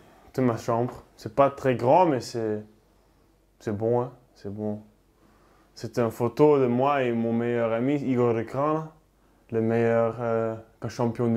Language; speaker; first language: French; non-native, local second language; Dutch